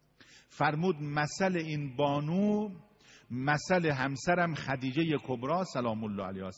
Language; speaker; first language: Persian; native; Persian